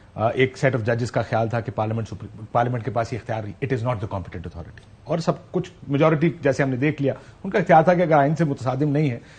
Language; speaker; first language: Urdu; native; Urdu